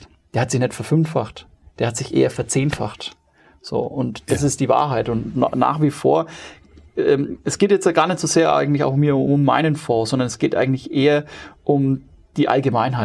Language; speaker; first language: German; native; German